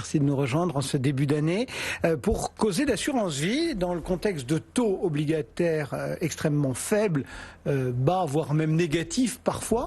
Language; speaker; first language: French; native; French